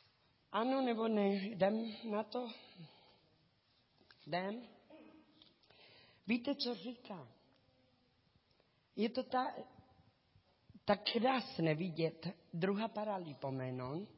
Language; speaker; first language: Czech; non-native, learner; Spanish